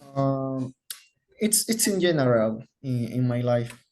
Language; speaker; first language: English; non-native, learner; Spanish